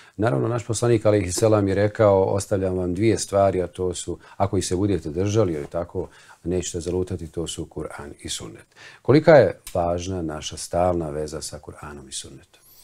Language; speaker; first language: Bosnian; native; Bosnian